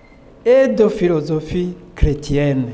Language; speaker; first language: French; non-native, local second language; Rundi